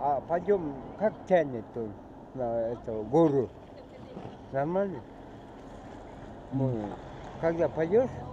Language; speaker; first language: Russian; non-native, local second language; Kyrgyz